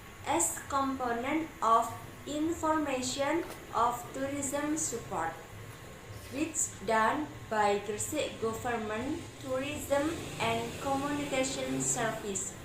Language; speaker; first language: English; non-native, learner; Indonesian